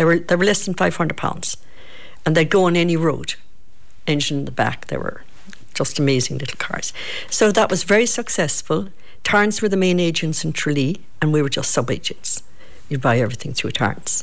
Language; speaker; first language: English; native; English